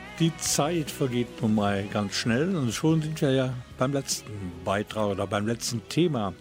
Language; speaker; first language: German; native; German